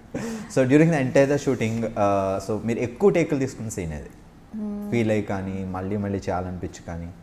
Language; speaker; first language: Telugu; native; Telugu